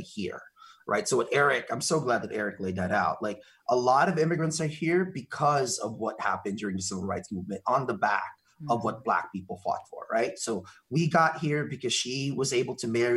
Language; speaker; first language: English; native; English